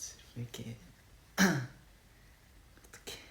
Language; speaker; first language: Korean; non-native, fluent; Japanese